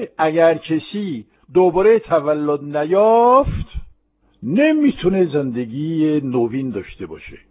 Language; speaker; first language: Persian; non-native, fluent; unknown